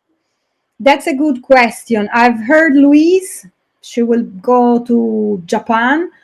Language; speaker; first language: English; non-native, fluent; Italian